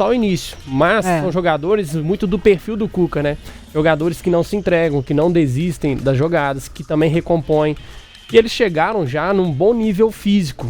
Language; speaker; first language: Portuguese; native; Portuguese